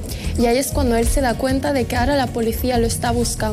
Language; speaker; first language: Spanish; early bilingual, other home language; Arabic